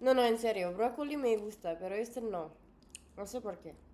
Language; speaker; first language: Spanish; non-native, learner; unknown